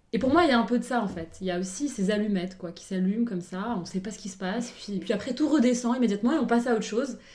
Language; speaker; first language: French; non-native, local second language; Arabic